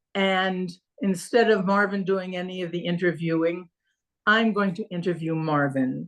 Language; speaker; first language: English; native; English